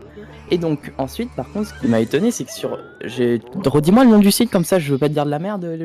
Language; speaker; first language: French; native; French